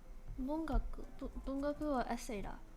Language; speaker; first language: Japanese; non-native, learner; English